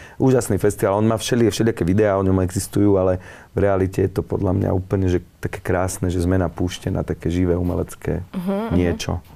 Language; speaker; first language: Slovak; native; Slovak